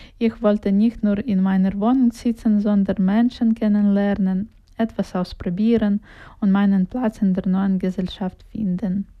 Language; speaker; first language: German; non-native, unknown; Russian